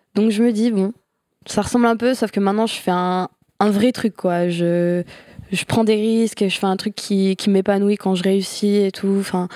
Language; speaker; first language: French; native; French